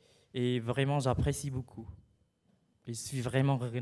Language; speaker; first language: French; non-native, fluent; Khmer